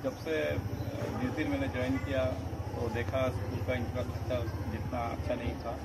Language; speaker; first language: Hindi; non-native, local second language; Bangla